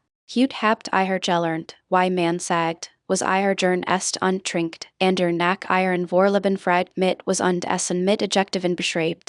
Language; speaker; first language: German; non-native, fluent; English